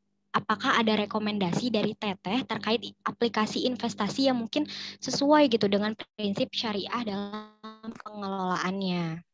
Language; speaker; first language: Indonesian; native; Indonesian